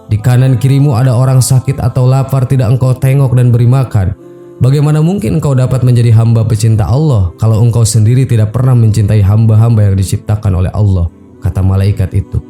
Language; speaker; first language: Indonesian; native; Indonesian